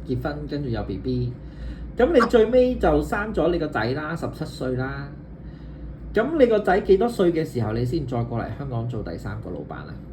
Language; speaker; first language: Cantonese; native; Cantonese